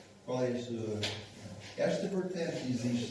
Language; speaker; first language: Portuguese; non-native, fluent; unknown